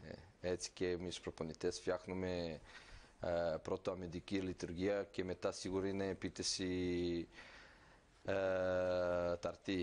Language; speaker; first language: Greek; non-native, fluent; Serbian